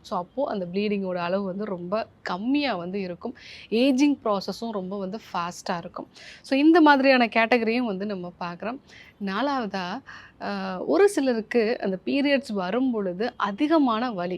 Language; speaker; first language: Tamil; native; Tamil